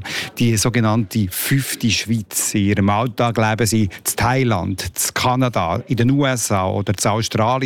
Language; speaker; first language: German; native; German